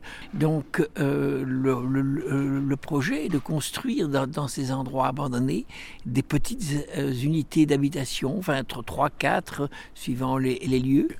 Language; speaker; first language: French; native; French